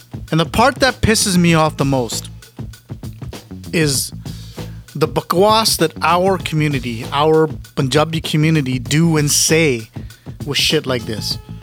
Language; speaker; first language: English; early bilingual, other home language; Punjabi